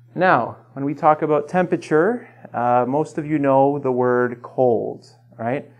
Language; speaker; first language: English; native; English